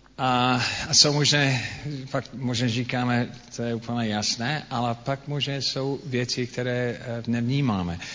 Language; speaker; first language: Czech; non-native, fluent; English